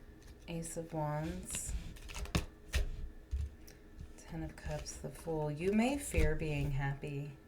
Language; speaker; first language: English; native; English